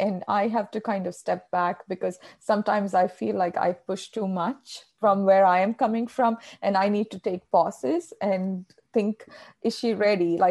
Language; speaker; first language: English; non-native, local second language; Malayalam